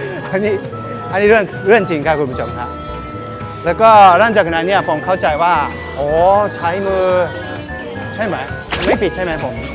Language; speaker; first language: Thai; non-native, fluent; Japanese